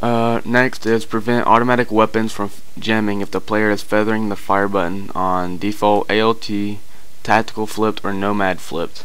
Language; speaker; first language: English; native; English